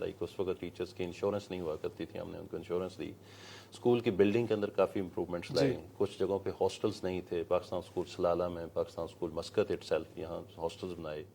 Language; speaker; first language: Urdu; non-native, local second language; Punjabi